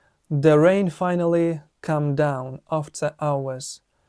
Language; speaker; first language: English; non-native, fluent; Ukrainian